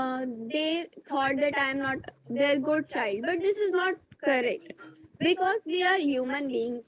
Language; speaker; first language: English; non-native, learner; Hindi